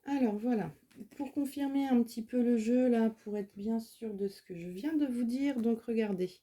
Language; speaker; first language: French; native; French